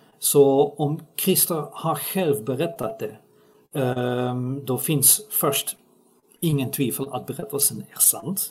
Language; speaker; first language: Swedish; non-native, fluent; Dutch